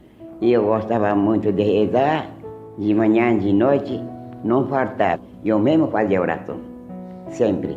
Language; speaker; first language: Portuguese; early bilingual, heritage; Japanese